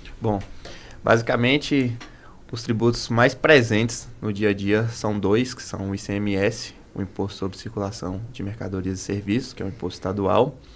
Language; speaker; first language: Portuguese; native; Portuguese